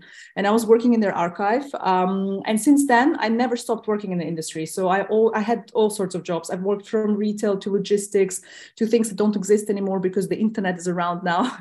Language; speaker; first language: English; non-native, fluent; Russian